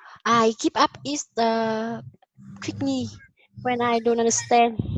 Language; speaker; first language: English; non-native, learner; Vietnamese